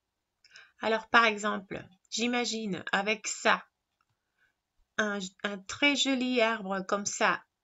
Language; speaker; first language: French; non-native, fluent; Spanish